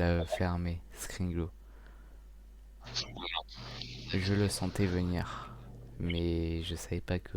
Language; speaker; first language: French; native; French